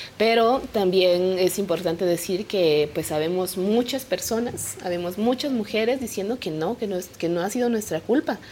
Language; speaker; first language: Spanish; non-native, local second language; Kaqchikel